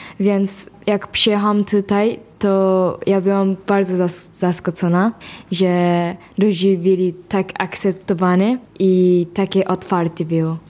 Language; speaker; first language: Polish; non-native, learner; Japanese